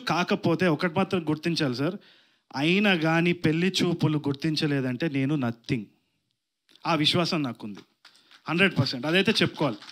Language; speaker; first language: Telugu; native; Telugu